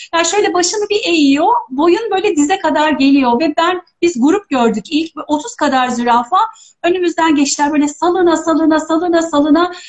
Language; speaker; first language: Turkish; early bilingual, heritage; Turkish